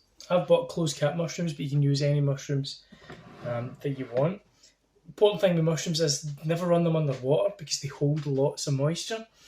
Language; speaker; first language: English; native; English